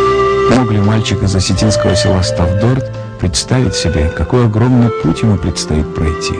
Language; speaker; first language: Russian; native; Russian